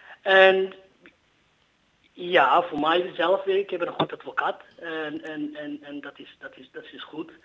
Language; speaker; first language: Dutch; non-native, learner; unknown